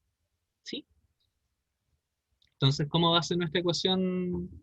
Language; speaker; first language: Spanish; native; Spanish